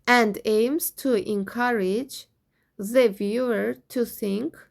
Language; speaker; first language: English; non-native, fluent; Azerbaijani